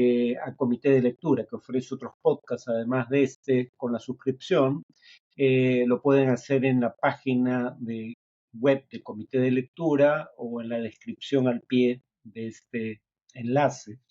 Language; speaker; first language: Spanish; native; Spanish